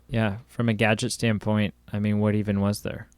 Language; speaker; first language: English; native; English